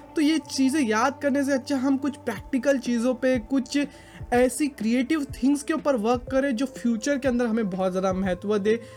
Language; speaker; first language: Hindi; native; Hindi